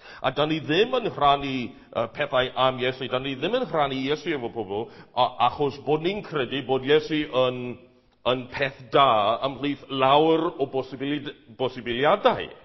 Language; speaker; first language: Welsh; non-native, fluent; English